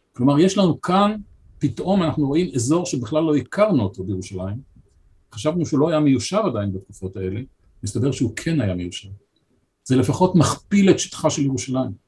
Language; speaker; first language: Hebrew; native; Hebrew